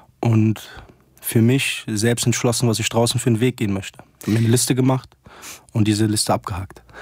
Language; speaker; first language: German; early bilingual, other home language; Arabic